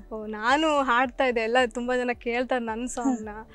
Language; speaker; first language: Kannada; native; Kannada